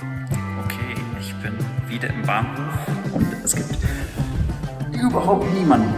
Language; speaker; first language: German; non-native, fluent; English